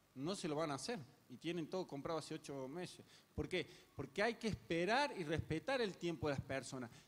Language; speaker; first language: Spanish; native; Spanish